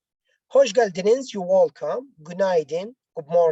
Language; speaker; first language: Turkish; non-native, learner; Arabic